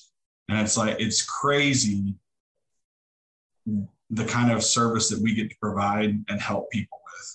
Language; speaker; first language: English; native; English